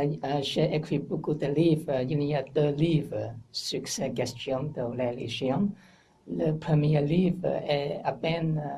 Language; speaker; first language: French; non-native, learner; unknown